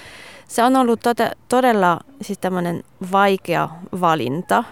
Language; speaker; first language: Finnish; non-native, fluent; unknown